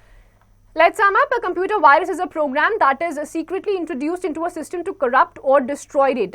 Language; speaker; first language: English; non-native, local second language; Hindi